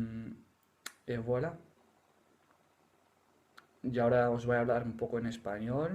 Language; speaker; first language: Spanish; non-native, fluent; English